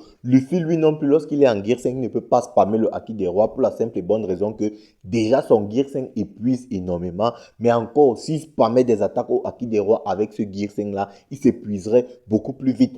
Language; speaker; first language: French; native; French